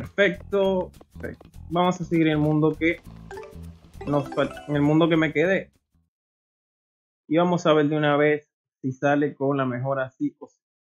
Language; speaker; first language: Spanish; native; Spanish